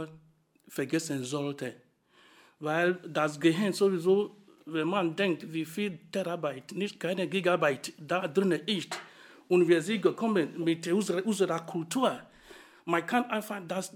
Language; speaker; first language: German; non-native, fluent; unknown